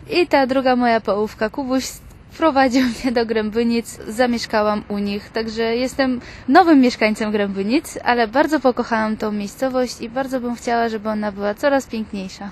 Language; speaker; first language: Polish; non-native, fluent; Georgian